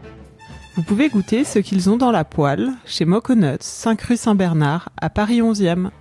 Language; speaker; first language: French; native; French